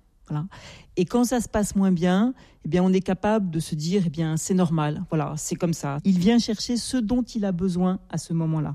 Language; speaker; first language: French; native; French